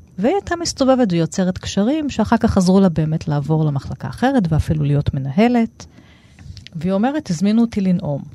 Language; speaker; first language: Hebrew; native; Hebrew